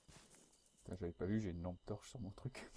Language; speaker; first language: French; native; French